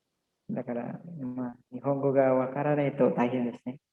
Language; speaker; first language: Japanese; non-native, learner; Indonesian